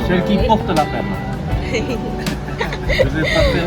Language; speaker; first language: French; native; French